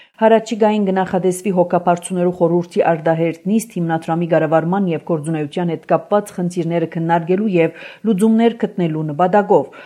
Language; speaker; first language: Armenian; early bilingual, heritage; Armenian